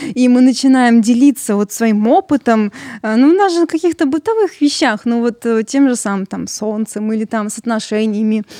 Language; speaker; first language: Russian; early bilingual, other home language; Georgian